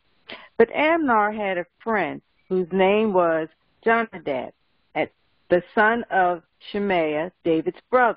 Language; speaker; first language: English; native; English